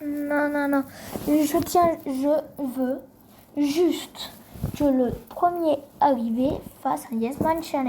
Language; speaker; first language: French; native; French